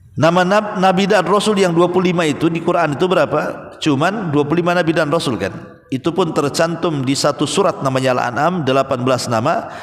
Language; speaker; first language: Malay; native; Malay